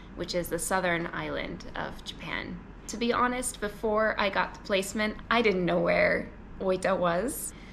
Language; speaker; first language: English; native; English